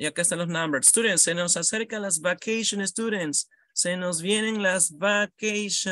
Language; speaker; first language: Spanish; native; Spanish